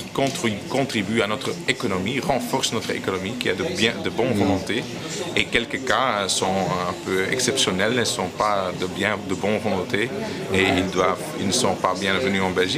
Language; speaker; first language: French; non-native, local second language; Dutch